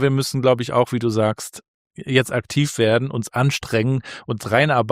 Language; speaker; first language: German; native; German